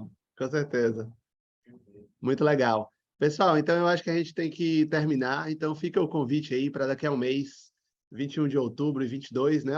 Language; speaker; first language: Portuguese; native; Portuguese